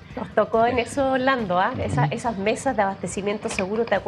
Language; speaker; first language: Spanish; native; Spanish